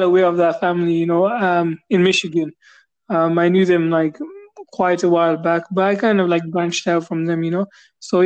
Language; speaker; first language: English; native; English